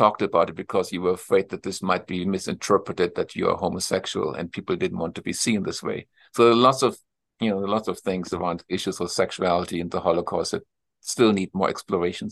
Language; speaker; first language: English; non-native, fluent; German